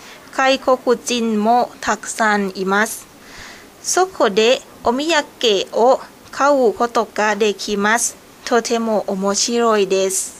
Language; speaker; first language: Japanese; non-native, learner; Thai